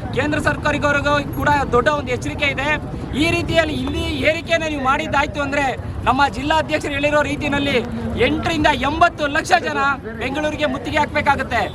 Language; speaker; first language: Kannada; native; Kannada